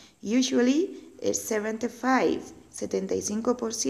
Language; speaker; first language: English; non-native, learner; Spanish